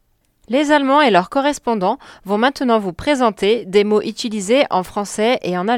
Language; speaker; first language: French; native; French